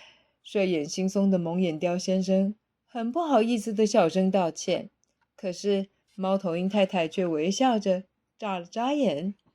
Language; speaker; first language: Chinese; native; Chinese